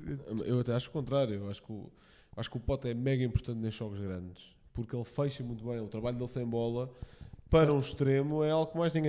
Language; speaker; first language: Portuguese; native; Portuguese